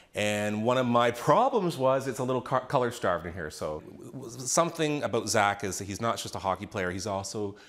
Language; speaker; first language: English; native; English